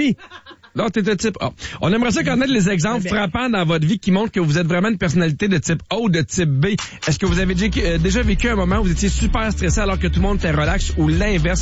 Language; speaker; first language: French; native; French